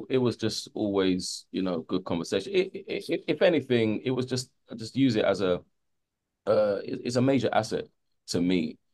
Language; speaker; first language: English; native; English